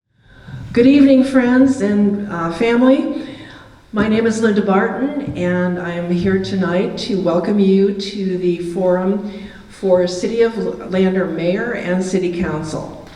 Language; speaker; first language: English; native; English